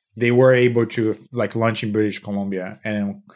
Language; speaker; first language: English; non-native, fluent; Portuguese